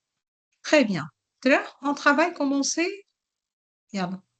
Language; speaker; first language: French; non-native, local second language; Arabic